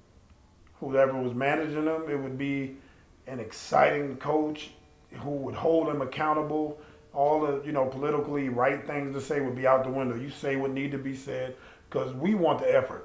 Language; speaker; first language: English; native; English